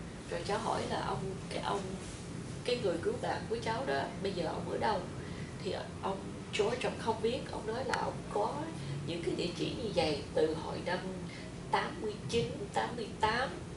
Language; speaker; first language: Vietnamese; early bilingual, heritage; Vietnamese